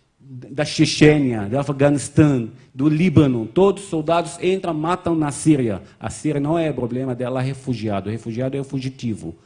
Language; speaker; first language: Portuguese; non-native, fluent; Arabic